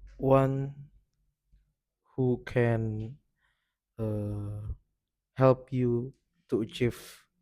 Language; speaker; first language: English; non-native, learner; Indonesian